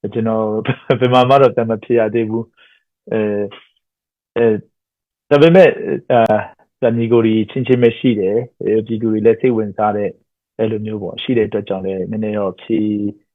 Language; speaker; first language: Burmese; non-native, local second language; Hakha Chin